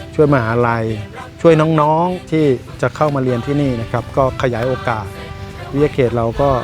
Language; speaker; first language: Thai; native; Thai